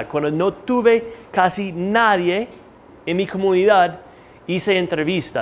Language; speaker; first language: Spanish; non-native, fluent; English